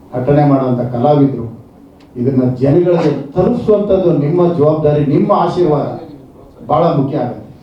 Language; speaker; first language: Kannada; non-native, local second language; Telugu